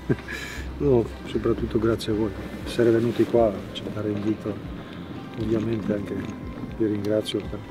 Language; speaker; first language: Italian; non-native, fluent; Czech